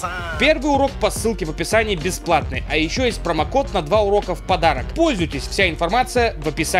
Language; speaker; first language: Russian; native; Russian